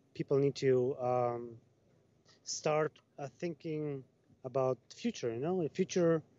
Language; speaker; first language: English; non-native, fluent; Italian